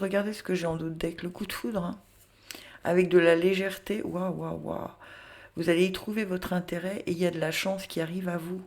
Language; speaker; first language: French; native; French